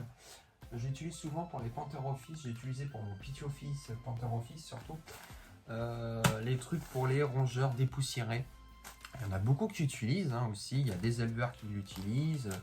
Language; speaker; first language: French; native; French